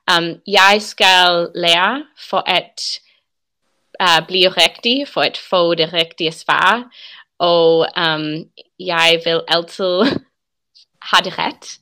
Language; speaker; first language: Danish; non-native, learner; English